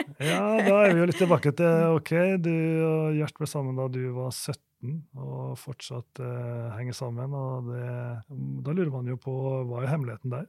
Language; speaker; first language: Norwegian; native; Norwegian